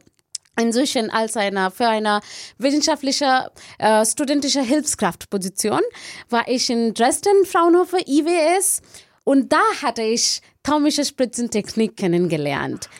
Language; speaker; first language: German; non-native, fluent; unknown